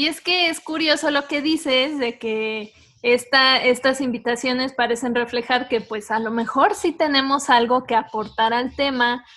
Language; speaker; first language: Spanish; native; Spanish